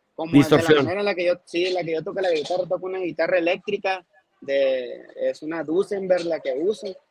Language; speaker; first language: Spanish; non-native, local second language; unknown